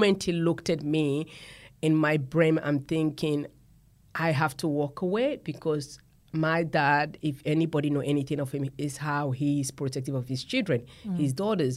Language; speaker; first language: English; non-native, local second language; Krio